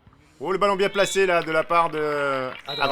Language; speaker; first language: French; native; French